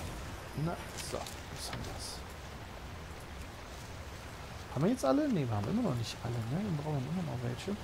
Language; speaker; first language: German; native; German